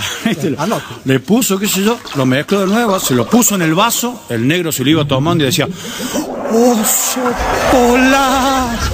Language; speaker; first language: Spanish; native; Spanish